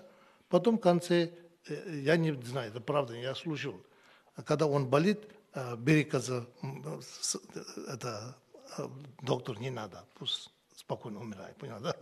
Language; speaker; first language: Russian; non-native, learner; Tibetan